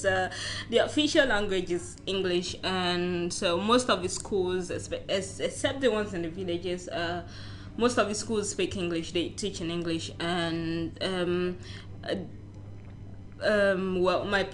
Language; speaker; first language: English; non-native, local second language; Yoruba